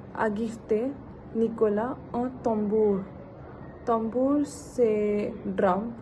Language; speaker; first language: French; non-native, learner; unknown